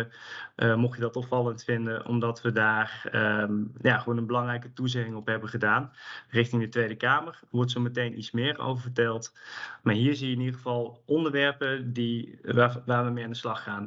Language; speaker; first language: Dutch; native; Dutch